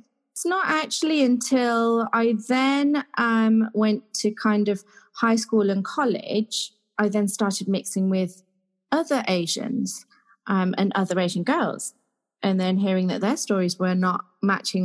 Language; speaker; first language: English; native; English